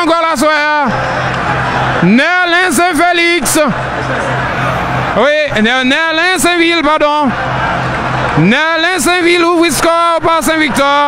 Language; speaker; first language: French; non-native, local second language; Haitian Creole